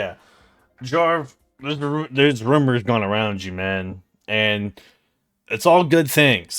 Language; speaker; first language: English; native; English